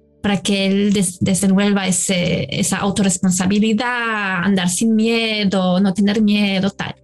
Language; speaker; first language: Spanish; non-native, fluent; German